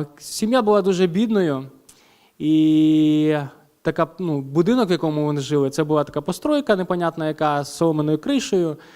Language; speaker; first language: Ukrainian; non-native, local second language; Russian